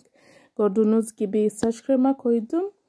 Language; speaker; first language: Turkish; non-native, learner; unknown